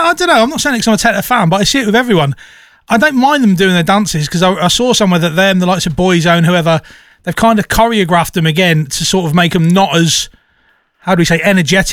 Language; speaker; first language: English; native; English